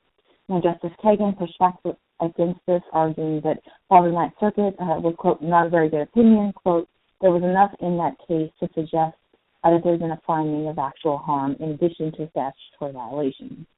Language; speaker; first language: English; native; English